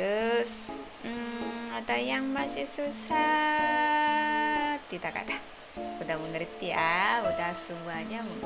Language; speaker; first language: Indonesian; non-native, learner; Korean